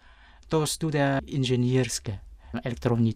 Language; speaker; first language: Polish; non-native, fluent; Vietnamese